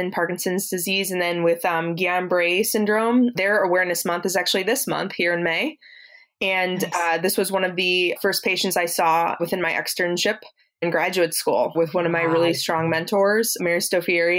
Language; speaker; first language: English; native; English